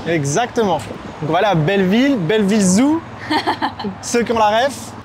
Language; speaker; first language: French; early bilingual, other home language; Arabic